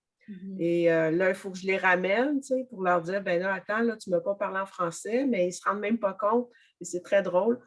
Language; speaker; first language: French; native; French